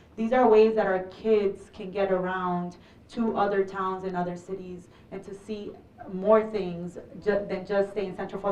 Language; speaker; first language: English; early bilingual, other home language; Spanish